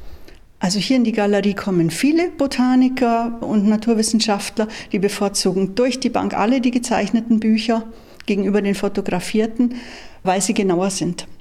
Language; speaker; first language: German; native; German